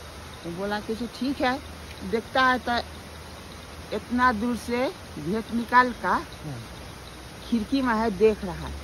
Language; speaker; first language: Hindi; non-native, local second language; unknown